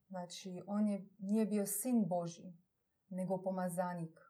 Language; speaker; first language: Croatian; native; Croatian